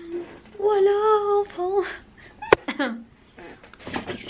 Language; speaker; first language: French; non-native, fluent; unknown